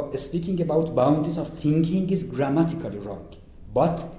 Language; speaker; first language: English; non-native, fluent; Persian